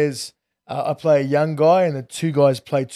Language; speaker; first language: English; native; English